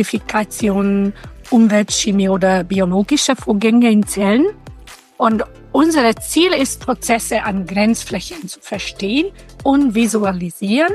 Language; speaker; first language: German; non-native, fluent; Hungarian